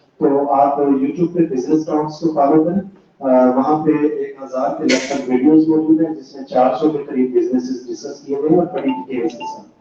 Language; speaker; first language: Urdu; non-native, local second language; Punjabi